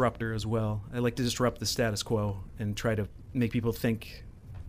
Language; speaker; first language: English; native; English